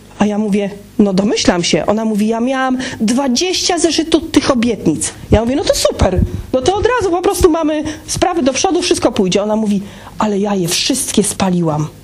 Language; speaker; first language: Polish; native; Polish